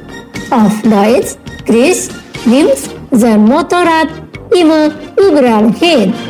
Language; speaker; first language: German; non-native, fluent; Indonesian